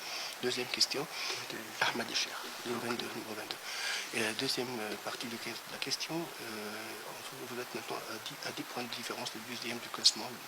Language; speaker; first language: French; non-native, learner; Arabic